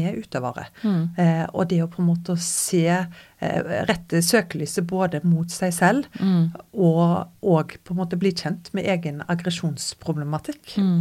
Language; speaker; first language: Norwegian; native; Norwegian